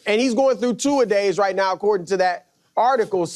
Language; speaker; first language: English; native; English